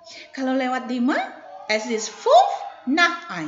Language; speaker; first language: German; non-native, fluent; Indonesian